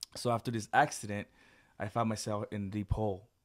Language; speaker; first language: English; early bilingual, other home language; Spanish